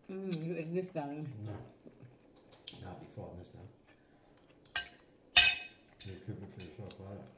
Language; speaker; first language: English; non-native, learner; Filipino